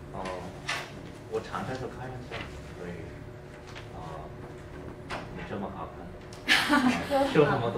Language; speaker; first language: Chinese; non-native, learner; English